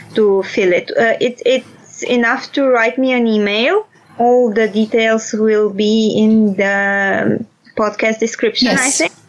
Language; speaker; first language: English; non-native, fluent; Romanian